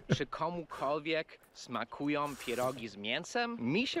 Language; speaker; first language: Polish; non-native, fluent; English